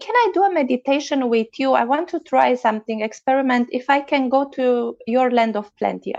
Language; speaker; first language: English; non-native, fluent; Romanian